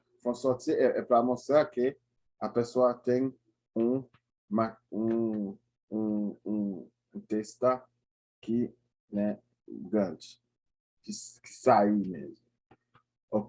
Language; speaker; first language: Portuguese; non-native, fluent; Haitian Creole